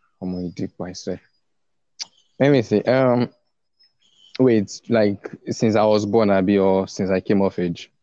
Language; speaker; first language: English; non-native, local second language; Yoruba